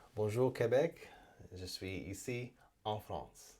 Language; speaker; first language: French; non-native, learner; English